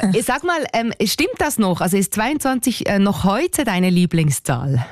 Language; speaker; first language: German; native; German